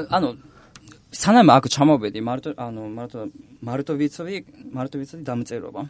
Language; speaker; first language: Georgian; non-native, learner; Japanese